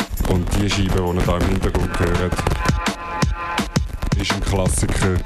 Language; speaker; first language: German; native; German